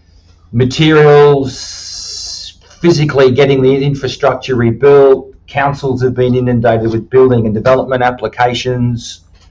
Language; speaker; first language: English; native; English